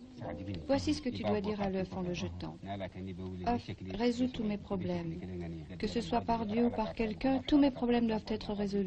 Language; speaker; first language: French; native; French